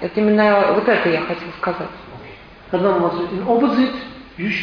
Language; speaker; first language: Russian; native; Russian